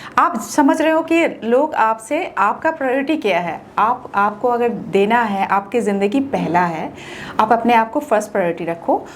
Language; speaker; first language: Hindi; non-native, local second language; Bangla